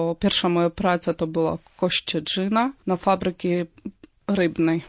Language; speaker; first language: Polish; non-native, fluent; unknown